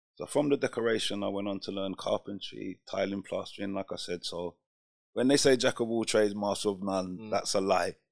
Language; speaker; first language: English; native; English